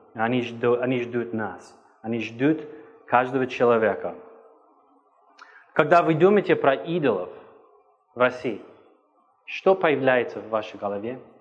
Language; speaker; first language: Russian; non-native, fluent; English